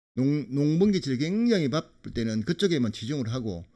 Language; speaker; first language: Korean; native; Korean